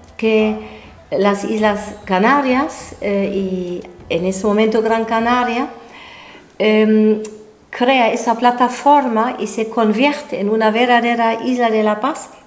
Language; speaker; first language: Spanish; non-native, fluent; German